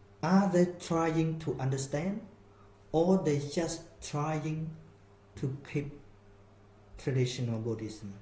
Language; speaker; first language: English; non-native, fluent; Khmer